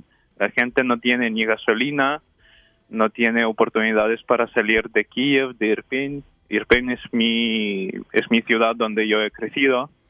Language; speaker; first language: Spanish; non-native, fluent; Ukrainian